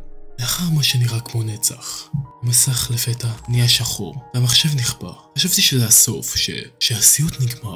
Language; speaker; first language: Hebrew; native; Hebrew